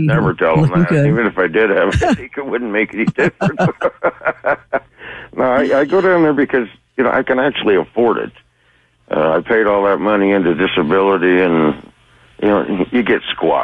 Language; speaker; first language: English; native; English